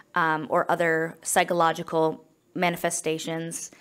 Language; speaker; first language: English; native; English